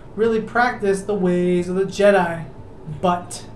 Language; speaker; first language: English; early bilingual, other home language; Spanish